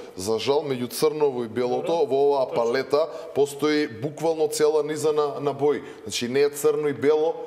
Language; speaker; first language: Macedonian; native; Macedonian